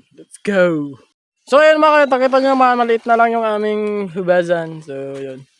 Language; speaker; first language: Filipino; non-native, local second language; Masbatenyo